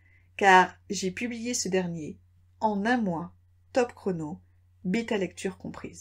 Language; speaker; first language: French; native; French